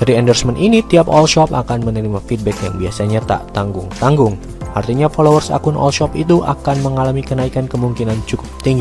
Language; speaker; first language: Indonesian; native; Indonesian